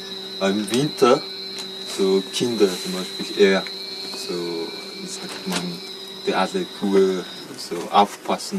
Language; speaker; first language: German; non-native, learner; Mongolian